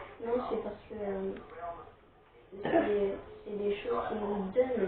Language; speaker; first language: French; native; French